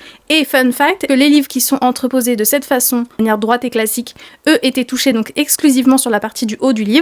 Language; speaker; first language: French; native; French